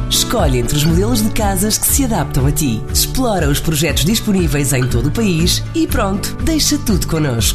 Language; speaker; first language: Portuguese; native; Portuguese